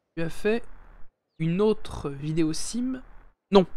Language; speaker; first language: French; native; French